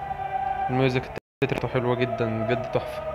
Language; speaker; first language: Arabic; native; Arabic